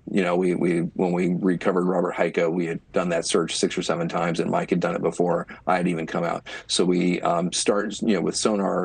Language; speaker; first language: English; native; English